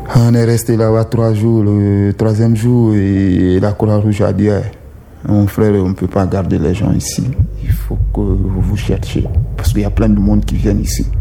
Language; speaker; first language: French; non-native, local second language; Susu